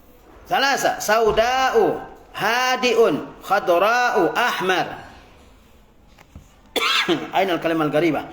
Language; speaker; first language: Arabic; non-native, fluent; Indonesian